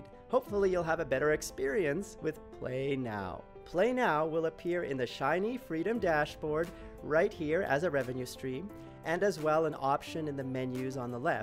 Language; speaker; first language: English; native; English